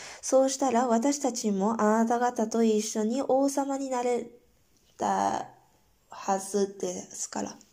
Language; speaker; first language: Japanese; non-native, fluent; Korean